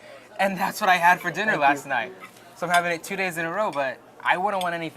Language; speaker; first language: English; native; English